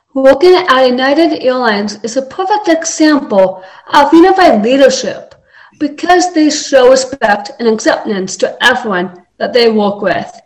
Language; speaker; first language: English; native; English